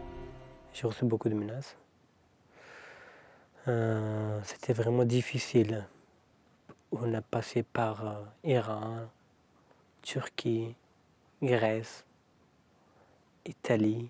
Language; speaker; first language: French; non-native, learner; Persian